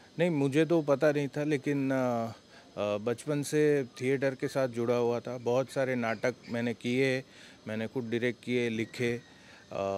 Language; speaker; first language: Hindi; non-native, local second language; Gujarati